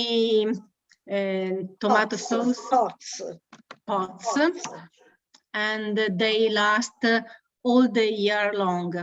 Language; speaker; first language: English; non-native, learner; Italian